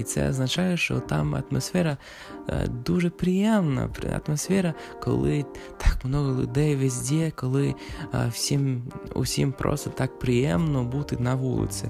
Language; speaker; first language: Ukrainian; non-native, fluent; English